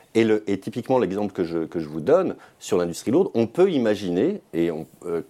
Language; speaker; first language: French; native; French